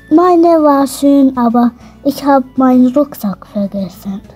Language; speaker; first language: German; non-native, learner; Arabic